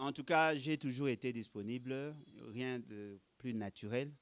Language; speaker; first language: French; non-native, local second language; Lingala